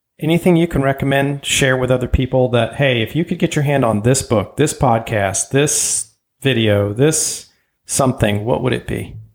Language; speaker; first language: English; early bilingual, other home language; German